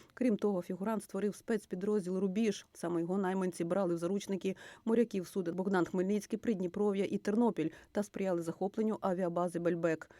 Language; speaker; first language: Ukrainian; native; Ukrainian